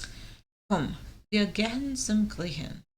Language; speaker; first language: German; non-native, learner; English